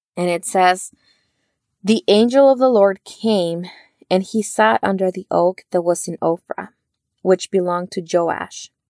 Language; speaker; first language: English; early bilingual, other home language; Spanish